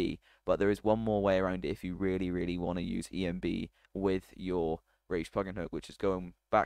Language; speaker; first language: English; native; English